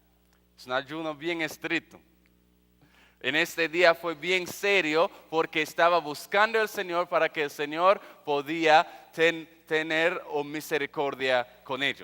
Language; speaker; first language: Spanish; non-native, fluent; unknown